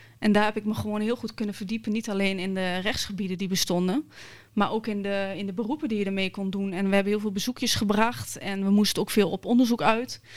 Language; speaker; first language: Dutch; native; Dutch